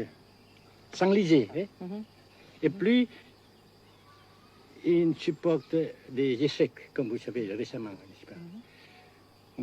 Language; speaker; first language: French; non-native, local second language; Vietnamese